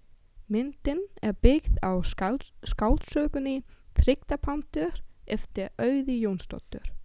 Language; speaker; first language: Icelandic; non-native, learner; German